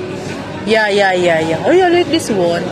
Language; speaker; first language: English; non-native, learner; Filipino